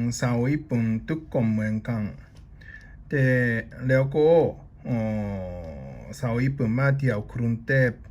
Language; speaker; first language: Thai; non-native, learner; Japanese